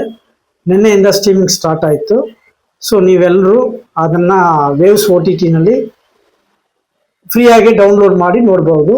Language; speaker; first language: Kannada; non-native, local second language; Tamil